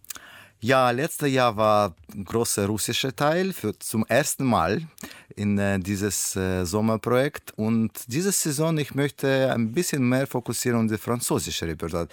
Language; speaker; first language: German; non-native, learner; Russian